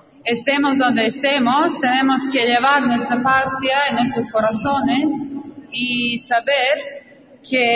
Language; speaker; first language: Spanish; non-native, fluent; Serbian